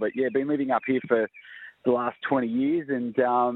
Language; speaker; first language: English; native; English